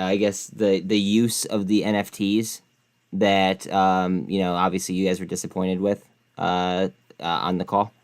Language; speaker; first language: English; native; English